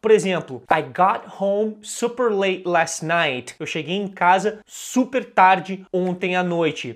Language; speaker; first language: Portuguese; native; Portuguese